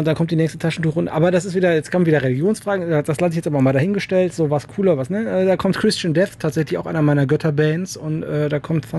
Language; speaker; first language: German; native; German